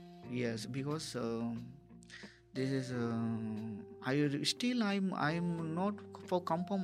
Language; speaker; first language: English; non-native, local second language; Tamil